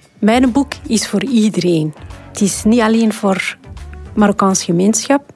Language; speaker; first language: Dutch; non-native, fluent; Arabic